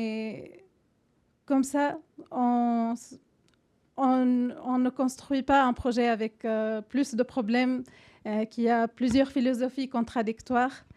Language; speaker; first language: French; non-native, fluent; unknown